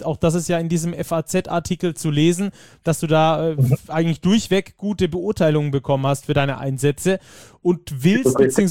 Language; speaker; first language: German; native; German